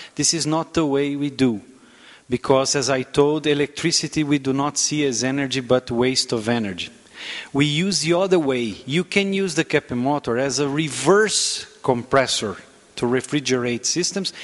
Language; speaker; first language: English; non-native, fluent; Portuguese